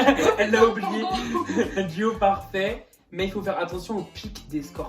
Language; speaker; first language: French; native; French